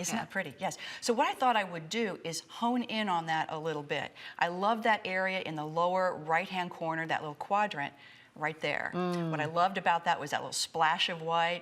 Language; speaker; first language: English; native; English